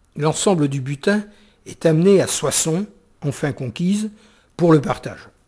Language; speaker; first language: French; native; French